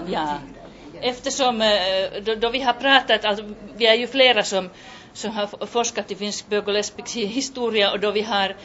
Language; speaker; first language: Swedish; non-native, local second language; Finnish